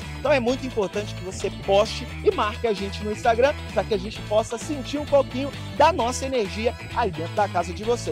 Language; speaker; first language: Portuguese; native; Portuguese